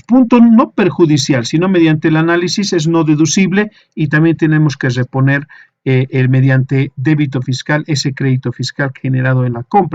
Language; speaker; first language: Spanish; native; Spanish